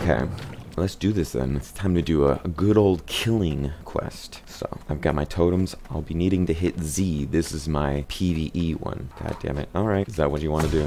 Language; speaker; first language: English; native; English